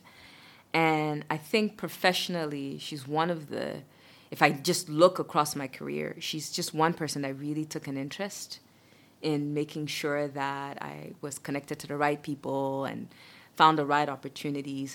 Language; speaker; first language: English; non-native, fluent; French